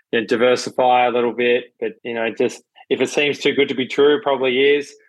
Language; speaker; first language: English; native; English